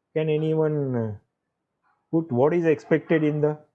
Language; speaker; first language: English; non-native, local second language; Marathi